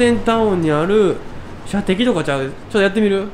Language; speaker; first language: Japanese; native; Japanese